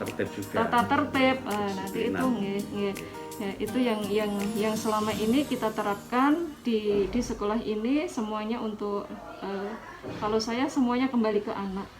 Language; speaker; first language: Indonesian; native; Indonesian